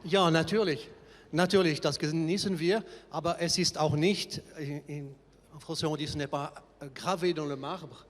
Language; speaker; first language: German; non-native, fluent; French